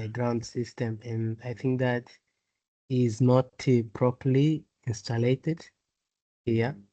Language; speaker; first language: English; non-native, learner; Portuguese